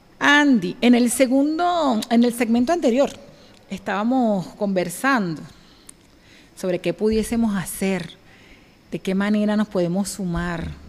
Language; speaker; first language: Spanish; native; Spanish